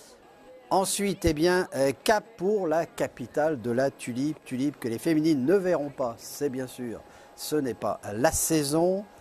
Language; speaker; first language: French; native; French